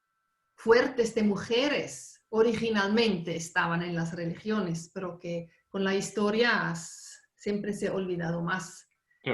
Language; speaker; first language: Spanish; non-native, fluent; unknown